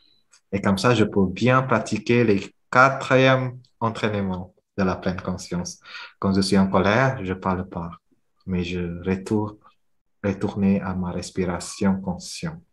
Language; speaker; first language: French; non-native, fluent; Vietnamese